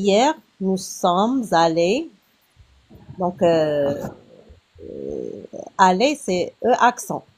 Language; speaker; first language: French; non-native, learner; Arabic